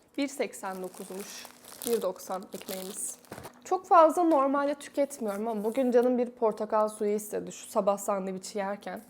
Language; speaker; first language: Turkish; native; Turkish